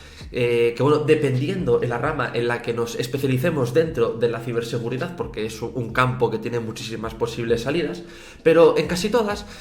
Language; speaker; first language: Spanish; native; Spanish